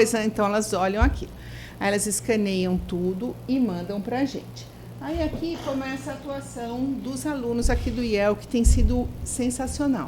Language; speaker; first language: Portuguese; native; Portuguese